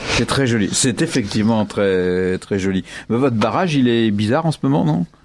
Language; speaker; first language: French; native; French